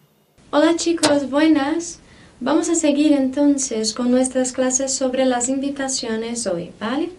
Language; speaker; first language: Spanish; non-native, fluent; Portuguese